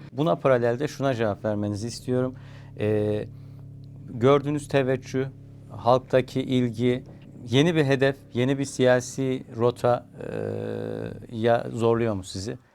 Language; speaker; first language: Turkish; native; Turkish